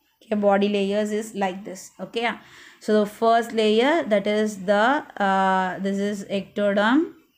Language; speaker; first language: English; non-native, local second language; Tamil